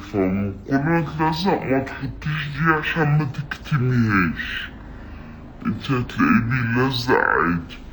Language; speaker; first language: Arabic; native; Arabic